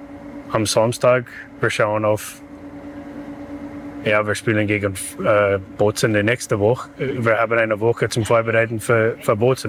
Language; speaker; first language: German; non-native, learner; English